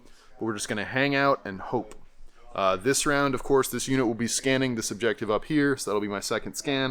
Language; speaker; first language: English; native; English